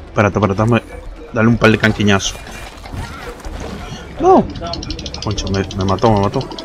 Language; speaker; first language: Spanish; native; Spanish